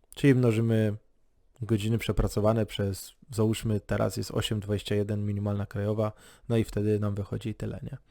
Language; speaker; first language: Polish; native; Polish